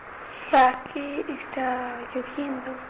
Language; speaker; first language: Spanish; non-native, learner; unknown